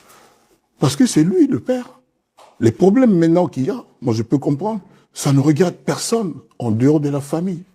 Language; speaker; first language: French; non-native, local second language; Lingala